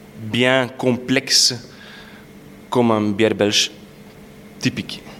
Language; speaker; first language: French; non-native, local second language; Dutch